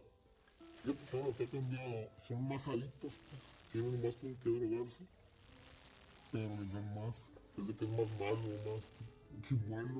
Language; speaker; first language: Spanish; native; Spanish